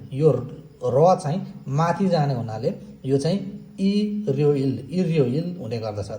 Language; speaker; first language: Nepali; native; Nepali